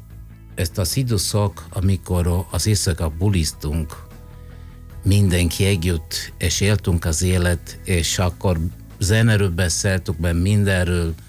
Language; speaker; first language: Hungarian; non-native, fluent; Italian